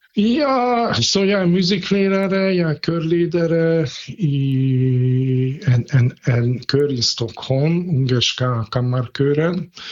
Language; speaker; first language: Swedish; non-native, fluent; Hungarian